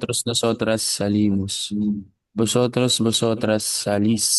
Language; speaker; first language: Spanish; non-native, learner; Filipino